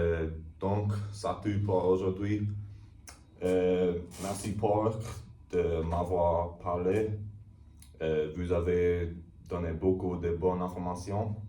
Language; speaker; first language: French; non-native, learner; English